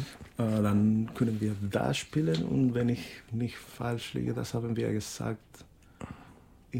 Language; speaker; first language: German; non-native, fluent; Spanish